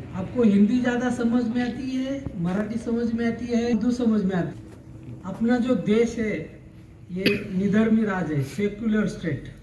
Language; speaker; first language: Hindi; non-native, local second language; Marathi